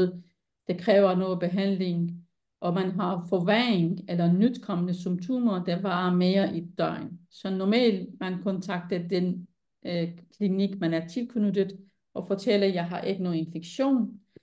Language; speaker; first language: Danish; non-native, fluent; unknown